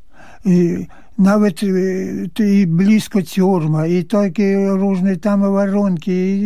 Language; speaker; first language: Polish; early bilingual, heritage; Polish